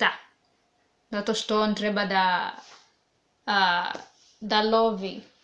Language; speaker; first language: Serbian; non-native, learner; English